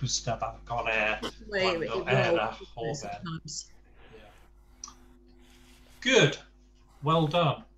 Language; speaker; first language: Spanish; non-native, fluent; English